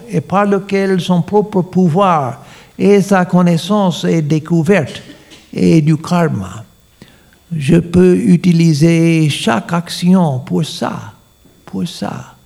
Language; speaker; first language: French; non-native, fluent; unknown